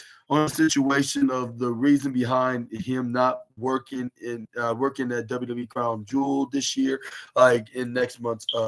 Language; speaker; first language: English; native; English